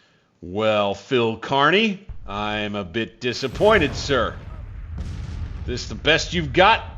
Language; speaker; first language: English; native; English